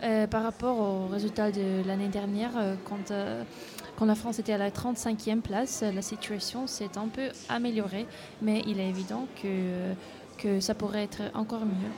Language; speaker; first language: French; non-native, fluent; Estonian